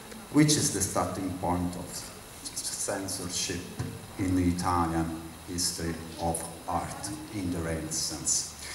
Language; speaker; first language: English; non-native, fluent; Italian